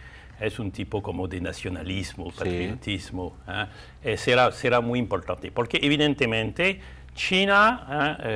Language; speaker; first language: Spanish; non-native, fluent; French